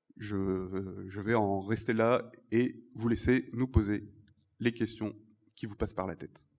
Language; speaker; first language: French; native; French